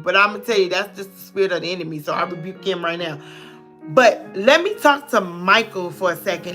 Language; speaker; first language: English; native; English